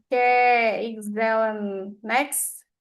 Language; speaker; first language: English; non-native, learner; Indonesian